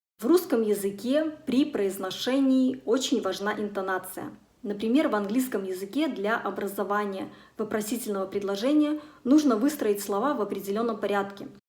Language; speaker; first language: Russian; native; Russian